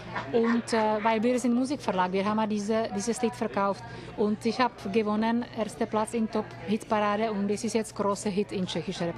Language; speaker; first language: German; non-native, learner; Czech